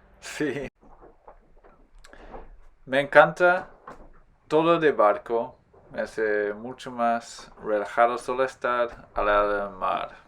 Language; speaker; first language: Spanish; non-native, fluent; English